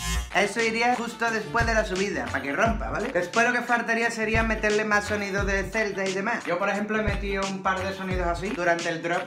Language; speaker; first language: Spanish; native; Spanish